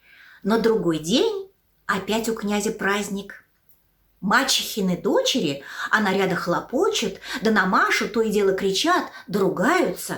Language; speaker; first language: Russian; native; Russian